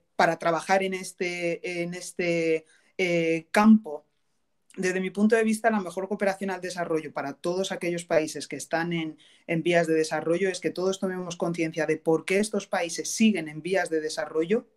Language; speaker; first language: Spanish; native; Spanish